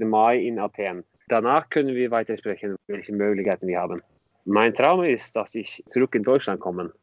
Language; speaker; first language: German; non-native, fluent; Norwegian